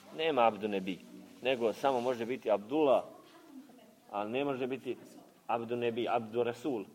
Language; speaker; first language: Bosnian; native; Bosnian